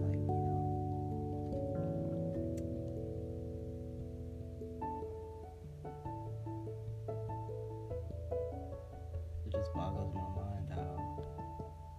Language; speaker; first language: English; native; English